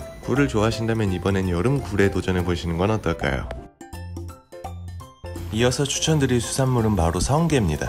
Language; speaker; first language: Korean; native; Korean